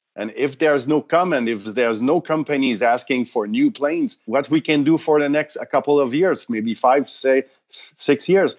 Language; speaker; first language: English; non-native, fluent; French